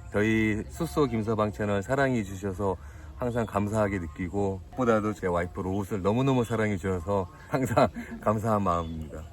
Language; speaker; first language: Korean; native; Korean